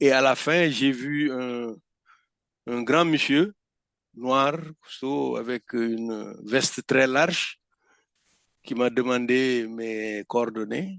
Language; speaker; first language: French; non-native, local second language; Fula